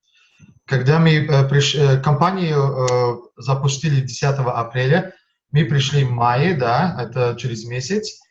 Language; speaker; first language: Russian; non-native, fluent; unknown